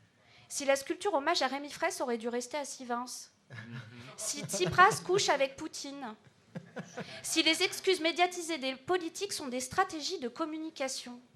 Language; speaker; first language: French; native; French